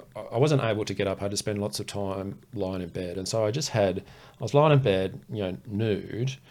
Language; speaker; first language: English; native; English